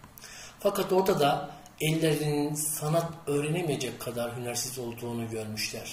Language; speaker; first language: Turkish; native; Turkish